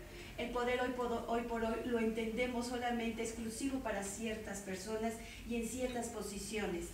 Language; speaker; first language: Spanish; native; Spanish